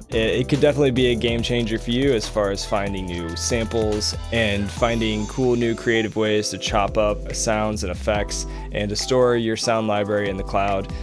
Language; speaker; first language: English; native; English